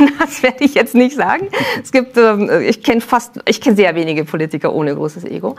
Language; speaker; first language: German; early bilingual, other home language; Romanian